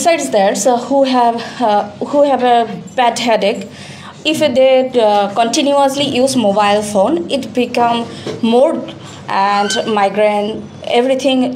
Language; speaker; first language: English; non-native, learner; Bangla